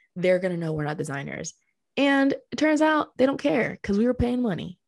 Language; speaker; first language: English; early bilingual, other home language; Spanish